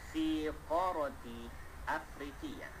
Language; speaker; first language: Arabic; non-native, fluent; Malay